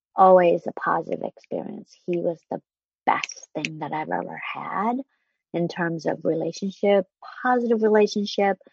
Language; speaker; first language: English; non-native, fluent; Vietnamese